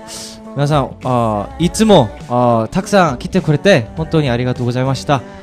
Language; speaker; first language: Japanese; non-native, learner; Korean